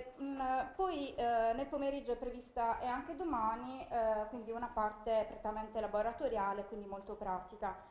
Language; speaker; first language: Italian; native; Italian